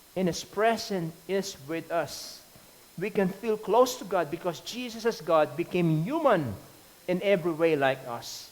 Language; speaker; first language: English; non-native, local second language; Filipino